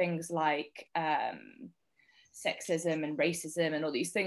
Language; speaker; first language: English; native; English